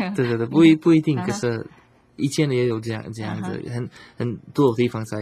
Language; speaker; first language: Chinese; non-native, learner; Slovak